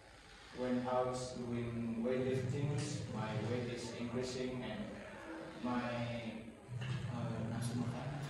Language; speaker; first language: English; non-native, learner; Indonesian